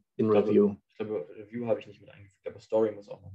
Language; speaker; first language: German; native; German